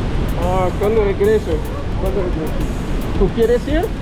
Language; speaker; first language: Spanish; non-native, learner; Haitian Creole